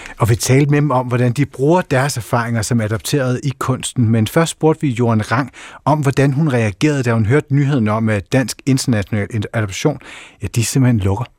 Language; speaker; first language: Danish; native; Danish